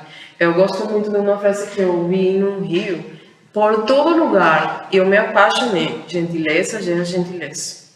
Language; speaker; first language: Portuguese; non-native, fluent; Spanish